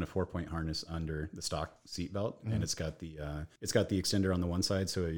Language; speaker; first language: English; native; English